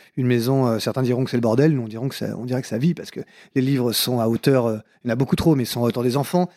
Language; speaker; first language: French; native; French